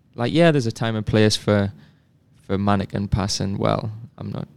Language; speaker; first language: English; native; English